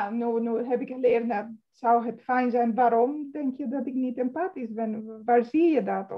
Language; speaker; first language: Dutch; non-native, fluent; Spanish